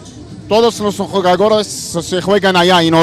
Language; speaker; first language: Spanish; non-native, learner; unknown